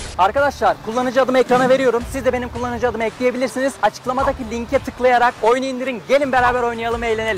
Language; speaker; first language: Turkish; native; Turkish